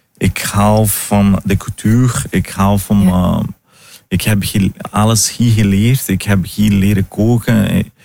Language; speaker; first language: Dutch; non-native, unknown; Portuguese